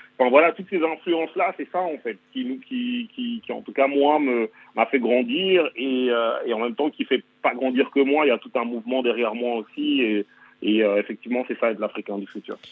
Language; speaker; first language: French; native; French